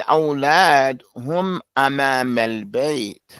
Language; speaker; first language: Arabic; non-native, fluent; English